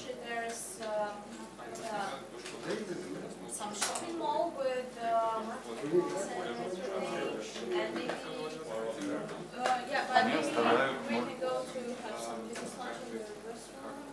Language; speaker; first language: English; non-native, learner; Russian